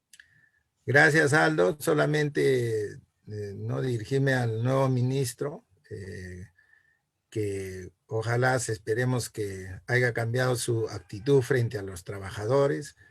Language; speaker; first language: Spanish; native; Spanish